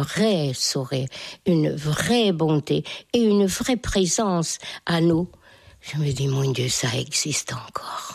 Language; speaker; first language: French; non-native, fluent; Hungarian